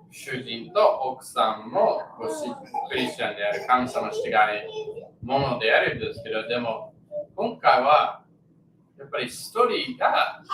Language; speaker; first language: Japanese; non-native, learner; English